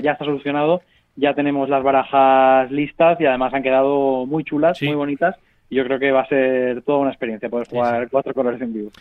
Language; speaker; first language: Spanish; native; Spanish